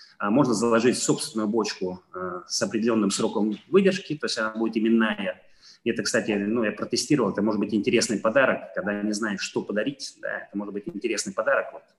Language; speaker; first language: Russian; non-native, fluent; Italian